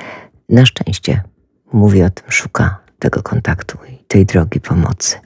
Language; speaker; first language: Polish; native; Polish